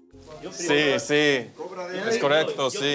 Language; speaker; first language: Spanish; non-native, learner; Korean